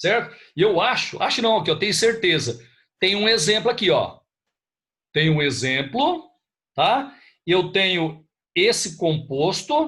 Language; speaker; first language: Portuguese; native; Portuguese